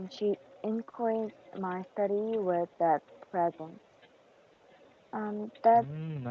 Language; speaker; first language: English; non-native, learner; Korean